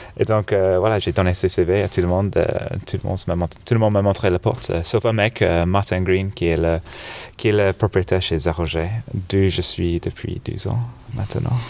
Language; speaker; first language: French; non-native, fluent; English